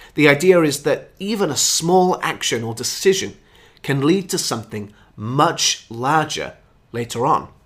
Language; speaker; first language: English; native; English